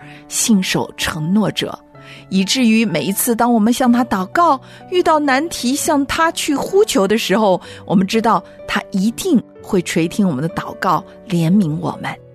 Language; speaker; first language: Chinese; native; Chinese